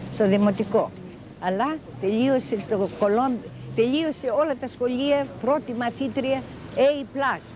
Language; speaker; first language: Greek; native; Greek